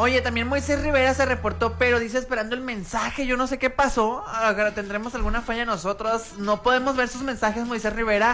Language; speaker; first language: Spanish; native; Spanish